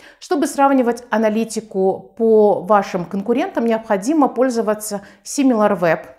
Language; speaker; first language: Russian; non-native, local second language; Tajik